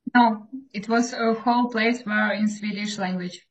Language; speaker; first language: English; non-native, fluent; Ukrainian